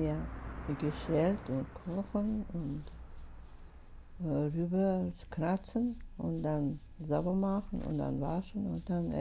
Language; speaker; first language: German; non-native, learner; Russian